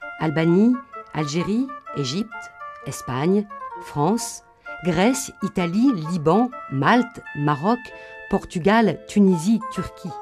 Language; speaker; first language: French; native; French